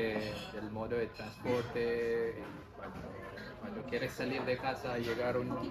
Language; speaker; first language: Spanish; non-native, fluent; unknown